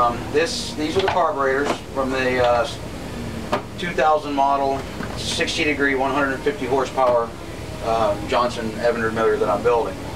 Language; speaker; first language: English; native; English